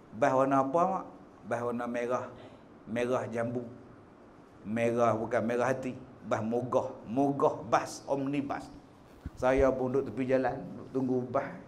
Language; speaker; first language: Malay; native; Malay